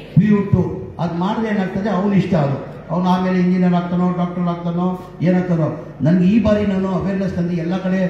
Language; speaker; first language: Kannada; non-native, local second language; Urdu